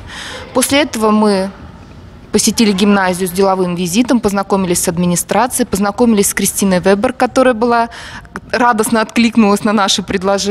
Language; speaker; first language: Russian; native; Russian